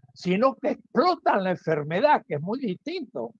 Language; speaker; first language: Spanish; native; Spanish